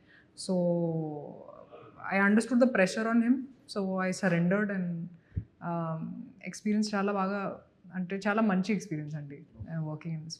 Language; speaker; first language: Telugu; non-native, fluent; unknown